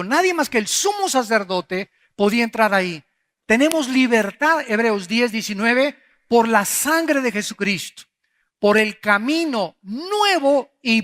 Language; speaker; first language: Spanish; native; Spanish